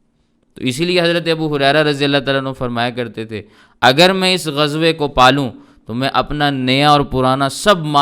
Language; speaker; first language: Urdu; native; Urdu